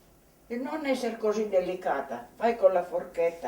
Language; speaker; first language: Italian; non-native, local second language; Slovenian